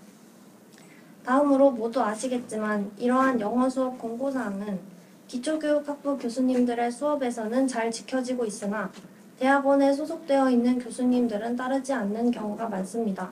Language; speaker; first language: Korean; native; Korean